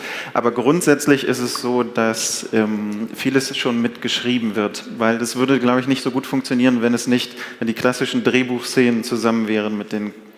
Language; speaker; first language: German; native; German